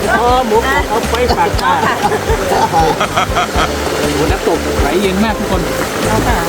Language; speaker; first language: Thai; native; Thai